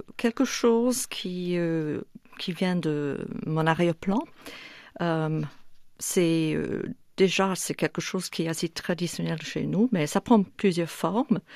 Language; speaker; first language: French; non-native, fluent; English